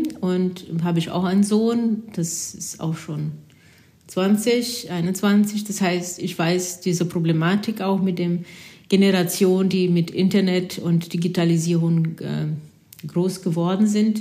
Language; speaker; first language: German; non-native, fluent; Portuguese